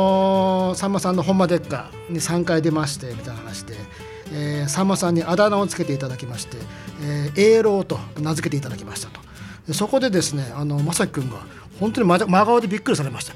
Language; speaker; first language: Japanese; native; Japanese